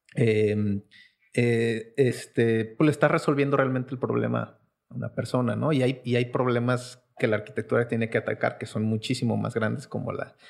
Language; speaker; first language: Spanish; native; Spanish